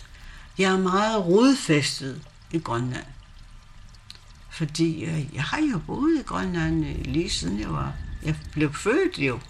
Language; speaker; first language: Danish; non-native, local second language; Kalaallisut